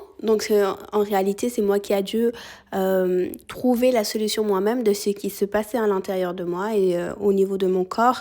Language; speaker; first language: French; early bilingual, other home language; Spanish